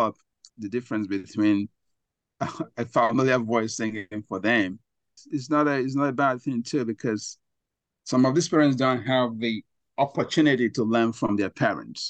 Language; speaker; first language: English; non-native, local second language; Igbo